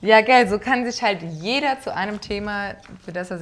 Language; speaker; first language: German; native; German